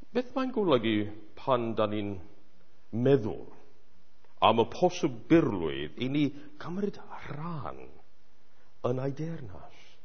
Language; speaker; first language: Welsh; non-native, fluent; English